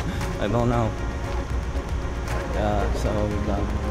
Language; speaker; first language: English; non-native, learner; Arabic